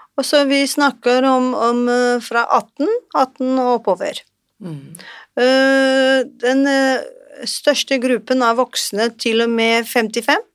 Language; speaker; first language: Norwegian; non-native, fluent; Portuguese